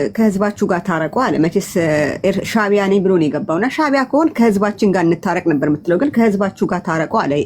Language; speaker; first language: Amharic; non-native, local second language; Tigrinya